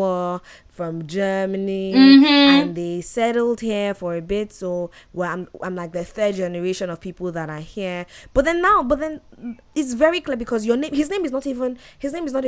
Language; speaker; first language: English; non-native, local second language; Yoruba